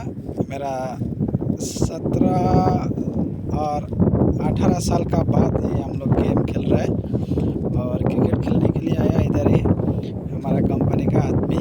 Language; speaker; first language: Hindi; non-native, learner; Bangla